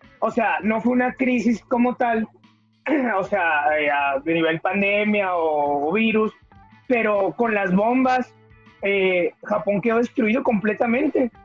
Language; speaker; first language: Spanish; native; Spanish